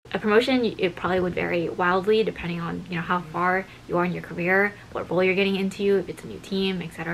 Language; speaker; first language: English; native; English